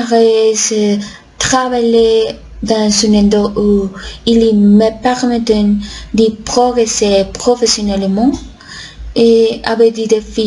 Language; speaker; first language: French; non-native, learner; Spanish